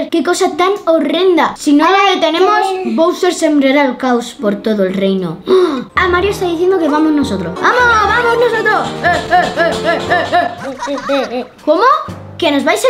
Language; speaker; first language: Spanish; native; Spanish